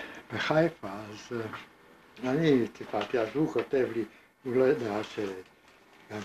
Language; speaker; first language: Hebrew; non-native, fluent; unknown